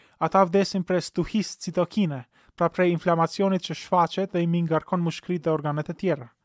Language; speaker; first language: Albanian; native; Albanian